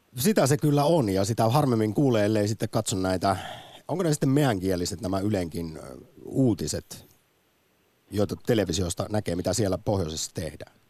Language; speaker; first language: Finnish; native; Finnish